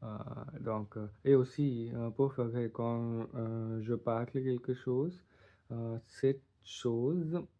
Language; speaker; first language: French; non-native, learner; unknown